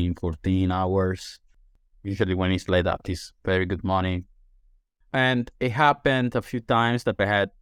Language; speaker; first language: English; non-native, fluent; Italian